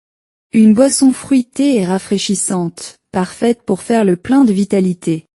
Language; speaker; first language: French; non-native, learner; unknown